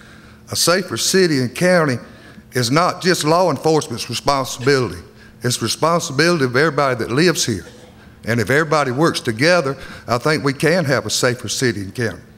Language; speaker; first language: English; native; English